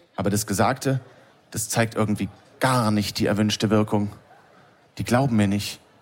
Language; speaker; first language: German; native; German